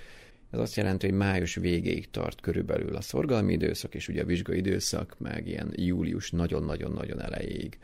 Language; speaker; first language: Hungarian; native; Hungarian